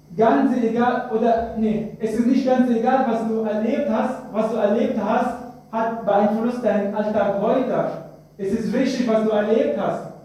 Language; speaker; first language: German; non-native, fluent; Arabic